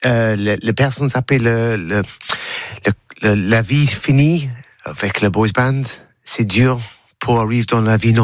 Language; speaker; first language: French; non-native, learner; English